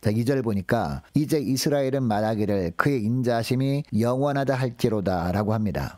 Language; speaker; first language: Korean; native; Korean